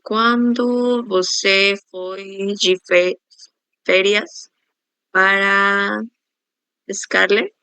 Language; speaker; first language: Portuguese; non-native, learner; Spanish